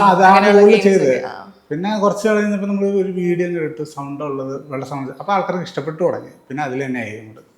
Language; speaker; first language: Malayalam; native; Malayalam